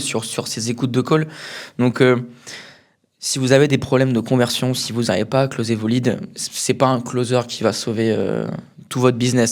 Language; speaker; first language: French; native; French